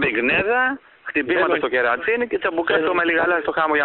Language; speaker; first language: Greek; native; Greek